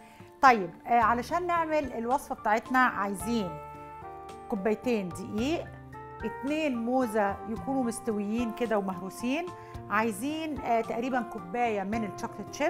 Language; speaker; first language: Arabic; native; Arabic